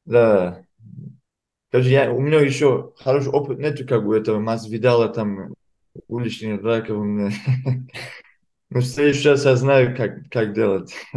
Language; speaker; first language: Russian; early bilingual, heritage; Kumyk